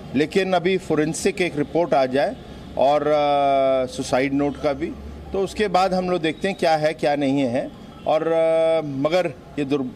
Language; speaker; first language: Hindi; native; Hindi